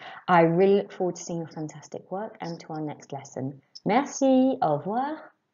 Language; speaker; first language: English; native; English